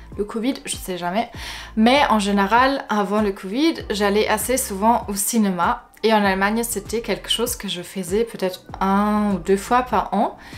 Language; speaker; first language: French; non-native, fluent; German